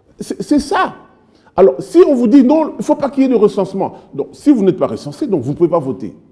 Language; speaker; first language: French; non-native, local second language; Lingala